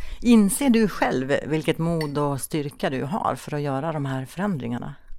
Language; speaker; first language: Swedish; native; Swedish